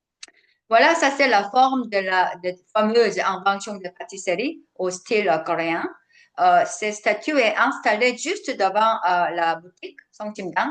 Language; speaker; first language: French; non-native, fluent; Korean